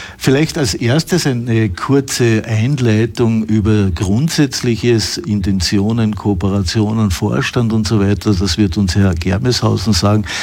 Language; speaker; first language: German; native; German